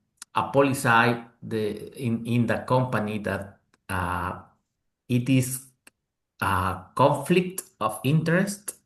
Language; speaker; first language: English; non-native, learner; Spanish